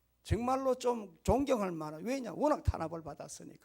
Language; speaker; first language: Korean; native; Korean